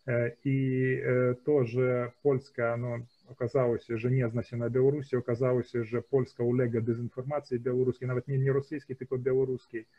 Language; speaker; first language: Polish; early bilingual, heritage; Polish